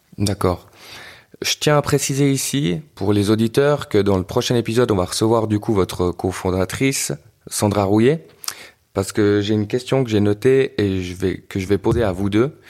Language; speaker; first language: French; native; French